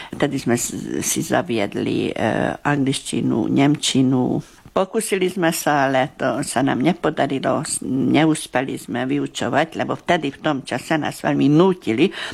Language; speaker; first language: Slovak; early bilingual, heritage; Slovak